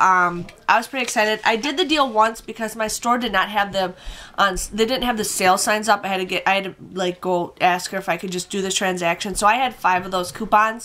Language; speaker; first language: English; native; English